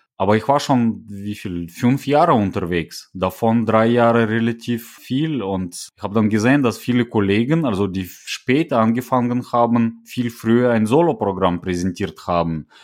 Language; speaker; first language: German; non-native, fluent; Russian